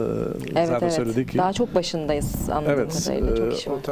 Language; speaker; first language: Turkish; native; Turkish